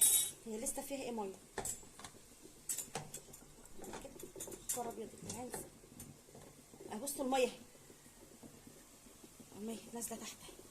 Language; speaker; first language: Arabic; native; Arabic